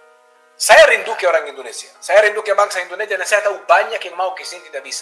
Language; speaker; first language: Indonesian; non-native, fluent; Hebrew